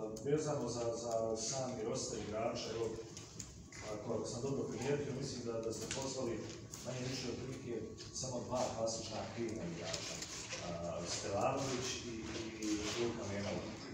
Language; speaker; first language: Serbian; native; Serbian